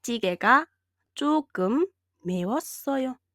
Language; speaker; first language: Korean; non-native, fluent; Mongolian